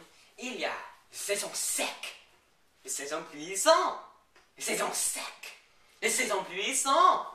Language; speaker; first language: French; non-native, learner; English